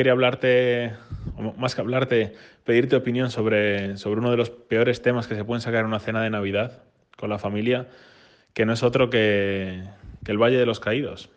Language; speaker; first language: Spanish; native; Spanish